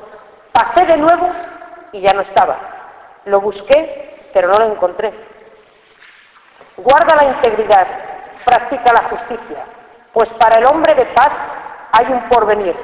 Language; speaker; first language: Spanish; native; Spanish